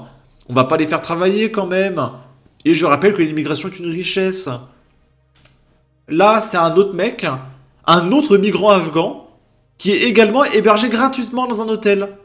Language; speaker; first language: French; native; French